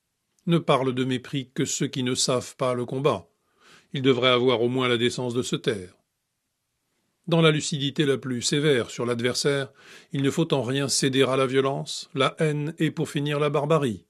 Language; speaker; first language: French; native; French